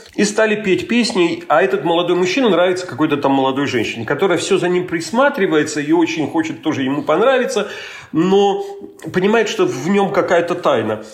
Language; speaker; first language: Russian; native; Russian